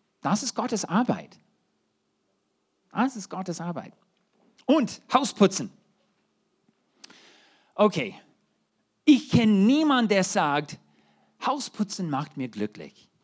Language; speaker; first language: German; non-native, fluent; English